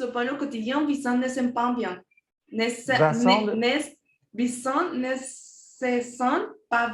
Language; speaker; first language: French; non-native, fluent; Spanish